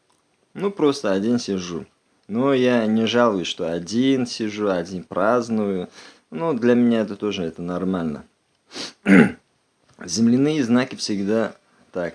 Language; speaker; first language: Russian; non-native, local second language; Uzbek